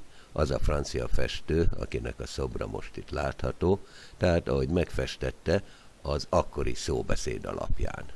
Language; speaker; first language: Hungarian; native; Hungarian